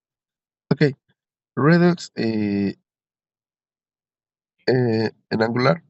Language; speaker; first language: English; non-native, learner; Spanish